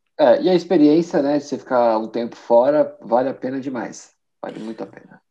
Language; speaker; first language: Portuguese; native; Portuguese